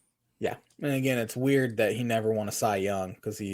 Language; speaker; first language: English; native; English